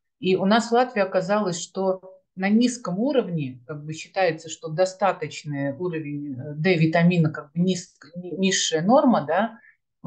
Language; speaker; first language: Russian; native; Russian